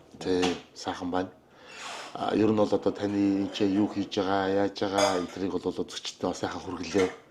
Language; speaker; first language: Mongolian; native; Mongolian